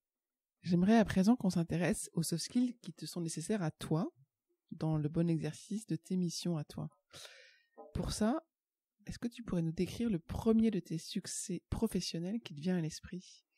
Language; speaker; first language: French; native; French